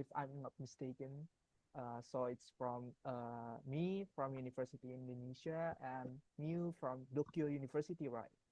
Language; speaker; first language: English; non-native, learner; Indonesian